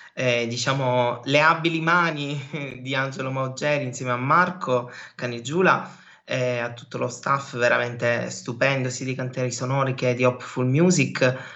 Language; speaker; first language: Italian; native; Italian